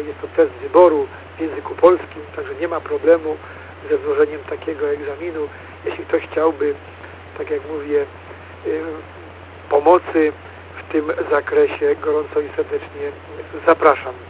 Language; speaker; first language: Polish; native; Polish